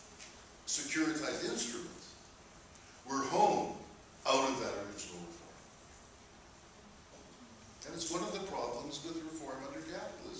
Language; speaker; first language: English; native; English